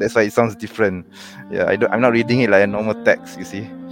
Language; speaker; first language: English; non-native, local second language; Malay